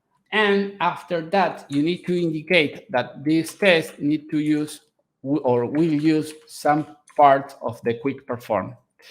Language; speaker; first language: English; non-native, fluent; Spanish